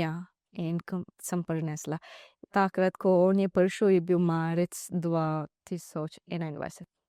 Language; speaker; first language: Slovenian; non-native, learner; Divehi